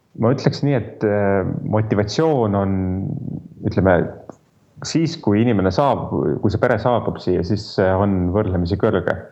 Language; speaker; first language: Estonian; native; Estonian